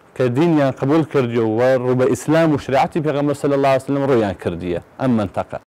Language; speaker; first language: Central Kurdish; non-native, local second language; Gurani